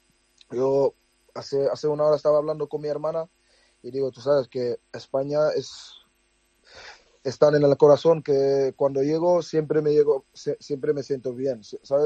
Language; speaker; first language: Spanish; non-native, fluent; Dutch